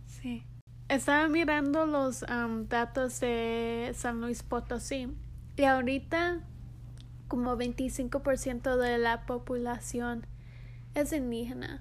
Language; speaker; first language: Spanish; early bilingual, heritage; English